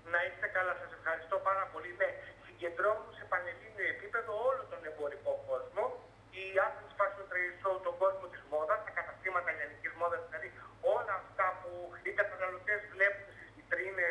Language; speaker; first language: Greek; native; Greek